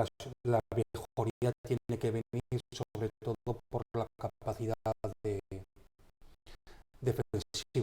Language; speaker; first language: Spanish; native; Spanish